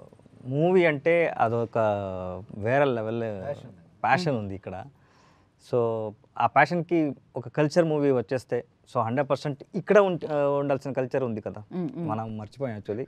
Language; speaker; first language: Telugu; non-native, learner; Kannada